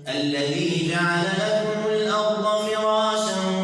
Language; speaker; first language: Arabic; native; Arabic